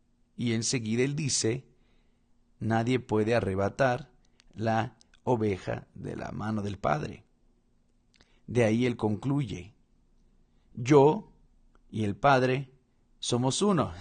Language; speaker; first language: Spanish; non-native, fluent; Portuguese